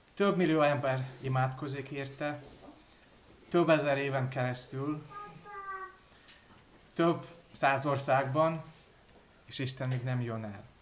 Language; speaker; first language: Hungarian; non-native, learner; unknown